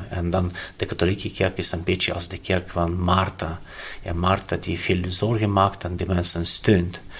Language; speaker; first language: Dutch; non-native, fluent; Ukrainian